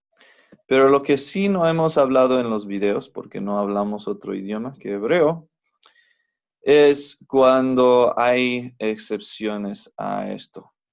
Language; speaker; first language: Spanish; non-native, fluent; English